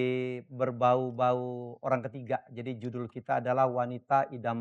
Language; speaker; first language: Indonesian; native; Indonesian